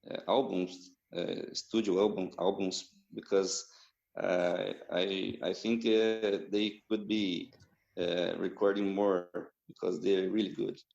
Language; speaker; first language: English; non-native, fluent; Portuguese